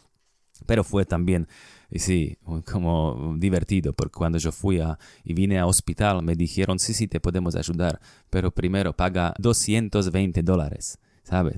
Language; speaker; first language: Spanish; non-native, fluent; Slovak